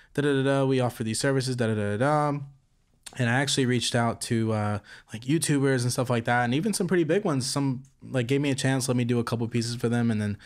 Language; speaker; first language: English; native; English